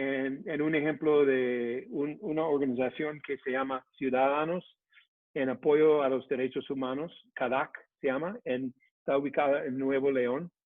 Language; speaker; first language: Spanish; non-native, fluent; English